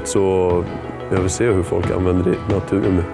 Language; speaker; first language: Swedish; native; Swedish